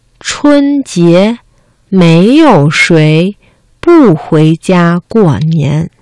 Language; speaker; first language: Chinese; non-native, fluent; Vietnamese